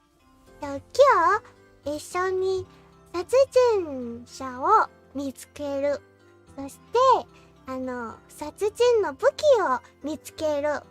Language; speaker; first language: Japanese; non-native, learner; English